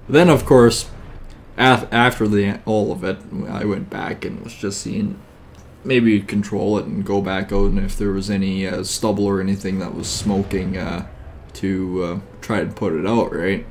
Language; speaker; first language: English; native; English